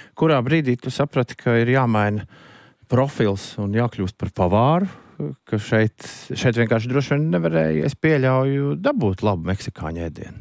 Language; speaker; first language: Latvian; native; Latvian